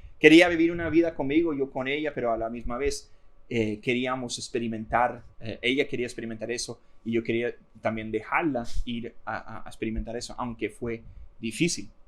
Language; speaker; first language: Spanish; non-native, fluent; English